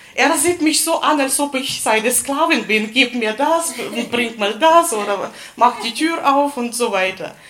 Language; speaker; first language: German; non-native, fluent; Russian